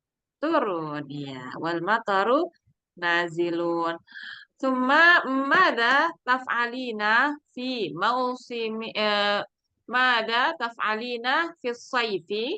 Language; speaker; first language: Arabic; non-native, fluent; Indonesian